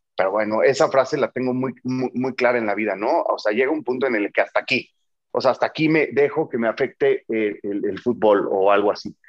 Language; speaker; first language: Spanish; native; Spanish